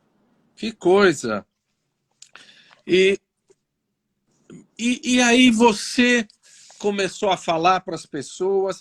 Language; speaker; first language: Portuguese; native; Portuguese